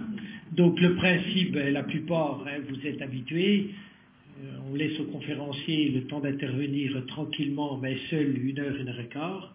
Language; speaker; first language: French; native; French